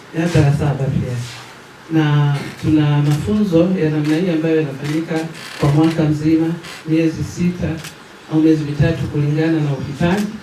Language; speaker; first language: Swahili; native; Swahili